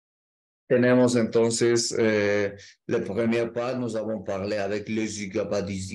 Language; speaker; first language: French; non-native, learner; Spanish